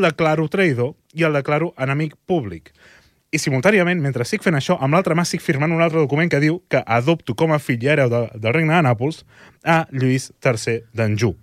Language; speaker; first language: Catalan; native; Catalan